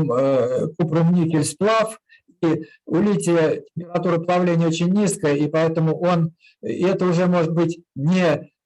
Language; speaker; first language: Russian; native; Russian